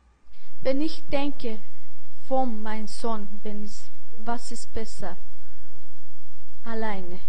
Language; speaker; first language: German; non-native, learner; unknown